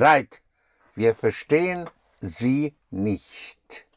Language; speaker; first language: German; non-native, fluent; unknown